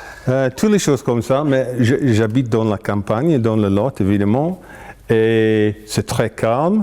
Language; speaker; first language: French; non-native, fluent; English